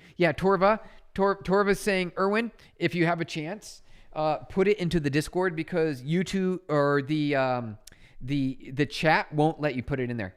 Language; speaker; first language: English; native; English